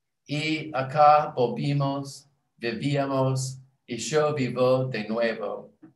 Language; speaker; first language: Spanish; non-native, fluent; English